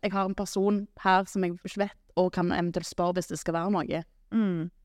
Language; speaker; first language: Norwegian; native; Norwegian